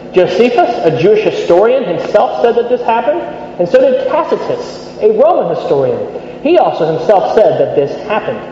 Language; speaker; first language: English; native; English